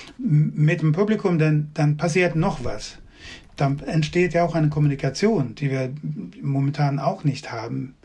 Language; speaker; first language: German; non-native, fluent; Swedish